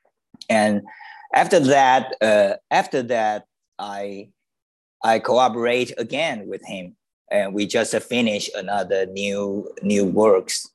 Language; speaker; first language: English; non-native, learner; Chinese